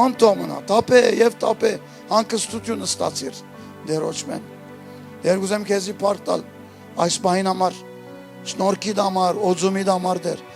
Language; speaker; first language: Armenian; early bilingual, heritage; Armenian